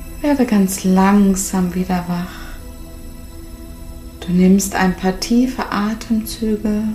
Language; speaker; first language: German; native; German